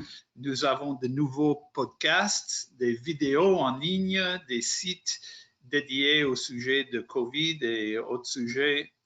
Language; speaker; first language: French; non-native, fluent; English